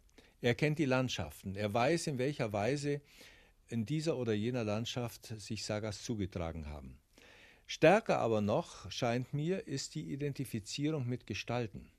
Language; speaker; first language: German; native; German